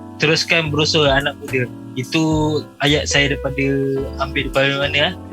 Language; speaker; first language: Malay; native; Malay